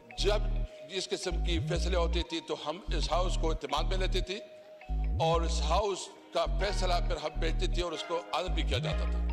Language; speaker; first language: Urdu; non-native, local second language; Pashto